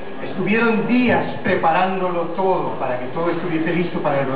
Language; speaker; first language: Spanish; native; Spanish